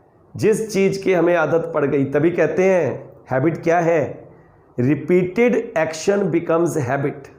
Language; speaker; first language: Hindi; native; Hindi